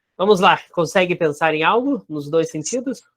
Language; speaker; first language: Portuguese; native; Portuguese